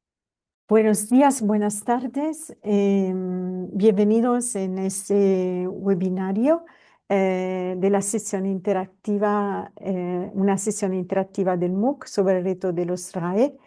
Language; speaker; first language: Spanish; non-native, fluent; Italian